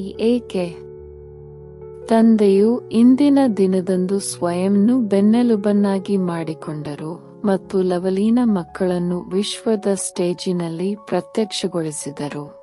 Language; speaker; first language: Kannada; native; Kannada